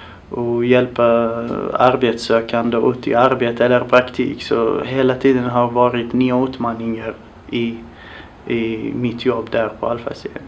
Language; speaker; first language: Swedish; non-native, fluent; Arabic